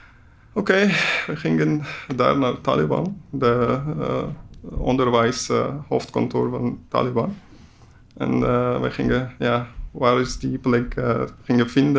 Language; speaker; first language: Dutch; non-native, learner; Persian